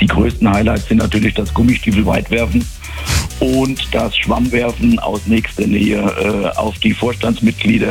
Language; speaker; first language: German; native; German